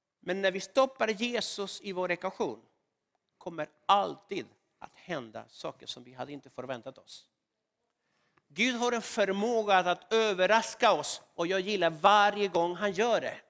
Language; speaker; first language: Swedish; non-native, fluent; Spanish